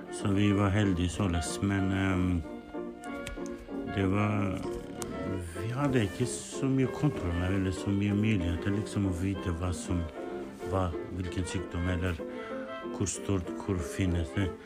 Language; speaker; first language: Norwegian; non-native, learner; Kurdish